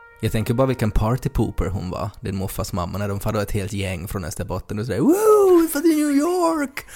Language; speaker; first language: Swedish; native; Swedish